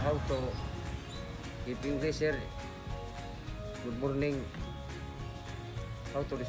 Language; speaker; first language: English; non-native, learner; Cebuano